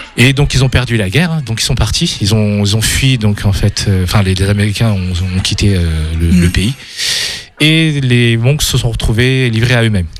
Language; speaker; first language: French; early bilingual, other home language; Hmong